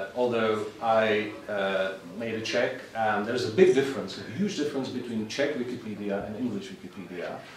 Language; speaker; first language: English; non-native, fluent; Czech